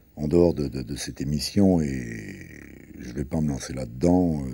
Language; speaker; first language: French; early bilingual, other home language; Italian